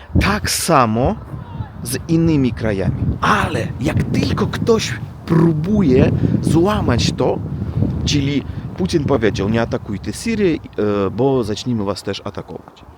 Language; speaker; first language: Polish; non-native, fluent; Russian